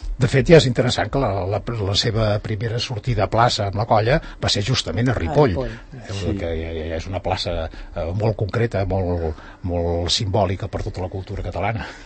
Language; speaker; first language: Catalan; native; Catalan